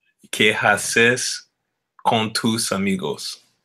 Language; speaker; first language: Spanish; non-native, learner; English